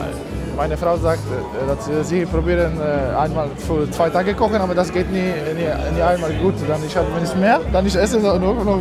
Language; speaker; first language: German; non-native, learner; Polish